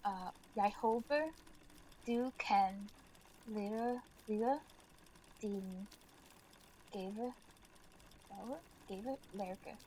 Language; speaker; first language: Danish; non-native, learner; English